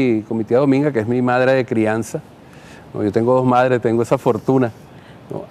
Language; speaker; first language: Spanish; native; Spanish